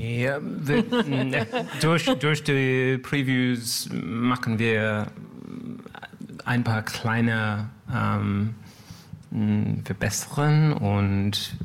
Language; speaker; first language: German; non-native, learner; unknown